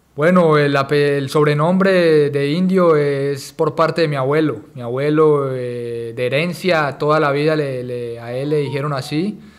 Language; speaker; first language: Spanish; native; Spanish